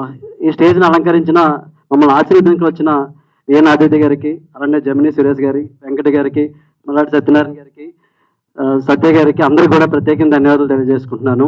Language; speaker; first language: Telugu; native; Telugu